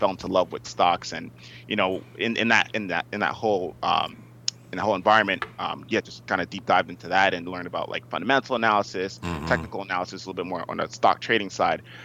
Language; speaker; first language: English; native; English